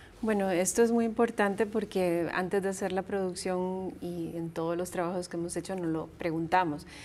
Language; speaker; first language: Spanish; native; Spanish